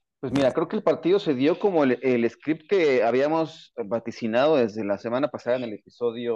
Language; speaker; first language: Spanish; native; Spanish